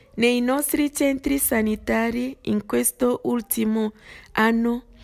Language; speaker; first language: Italian; non-native, fluent; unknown